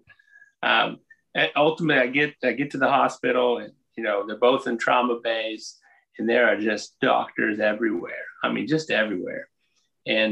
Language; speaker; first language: English; native; English